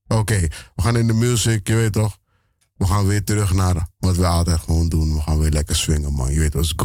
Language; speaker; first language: Dutch; native; Dutch